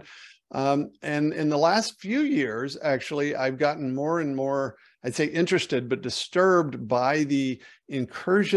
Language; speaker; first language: English; native; English